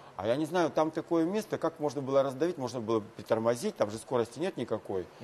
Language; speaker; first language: Russian; native; Russian